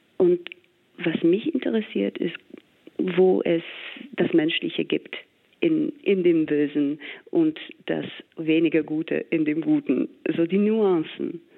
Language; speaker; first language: German; non-native, fluent; English